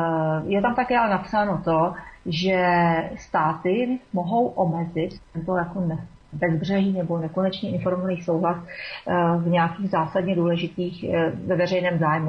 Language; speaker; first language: Czech; native; Czech